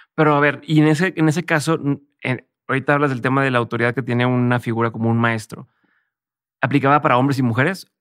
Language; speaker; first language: Spanish; native; Spanish